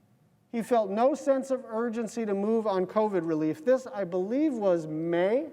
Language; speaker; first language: English; native; English